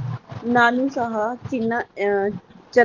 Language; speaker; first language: Kannada; non-native, learner; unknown